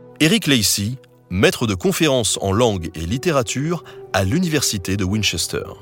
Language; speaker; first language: French; native; French